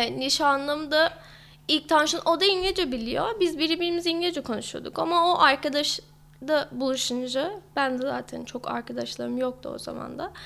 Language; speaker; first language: Turkish; non-native, fluent; English